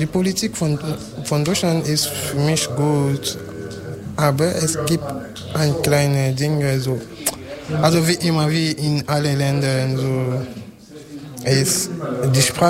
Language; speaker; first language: German; non-native, fluent; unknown